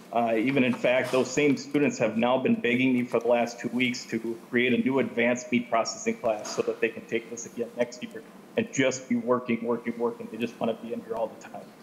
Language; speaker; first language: English; native; English